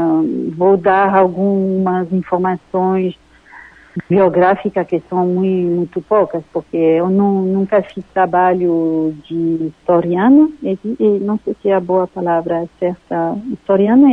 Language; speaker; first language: Portuguese; non-native, fluent; French